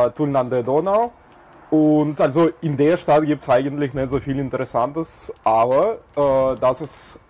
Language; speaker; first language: German; non-native, fluent; Russian